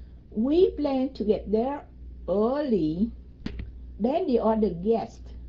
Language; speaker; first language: English; non-native, fluent; Vietnamese